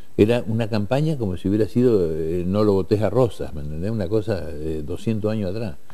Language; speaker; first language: Spanish; native; Spanish